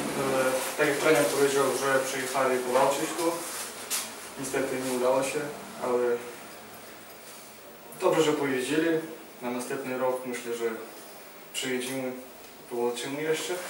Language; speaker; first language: Polish; non-native, learner; Ukrainian